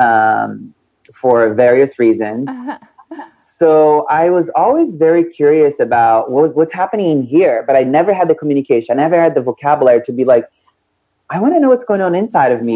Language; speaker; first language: English; non-native, fluent; Portuguese